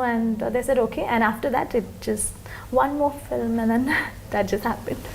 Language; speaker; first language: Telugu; non-native, local second language; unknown